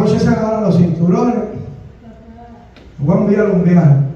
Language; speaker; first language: Spanish; native; Spanish